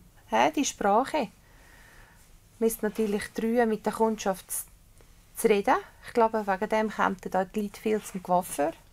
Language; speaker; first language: German; non-native, learner; Spanish